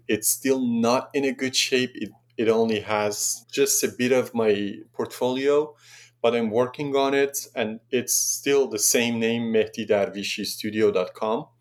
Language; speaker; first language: English; non-native, fluent; Persian